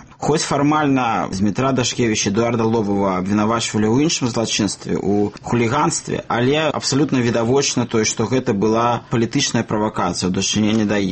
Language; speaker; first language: Belarusian; native; Belarusian